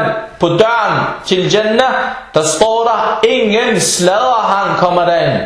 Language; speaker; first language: Danish; early bilingual, other home language; Arabic